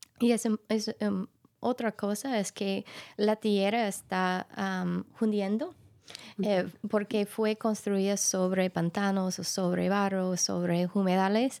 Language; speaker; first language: Spanish; non-native, learner; English